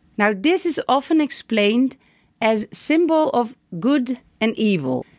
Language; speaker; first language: English; non-native, fluent; Dutch